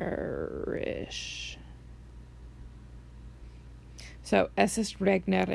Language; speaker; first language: German; non-native, fluent; English